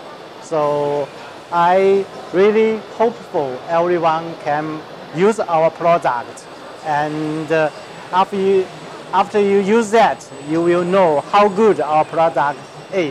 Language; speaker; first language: English; non-native, learner; Chinese